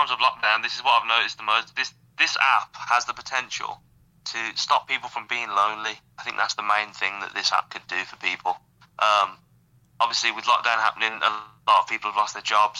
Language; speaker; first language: English; native; English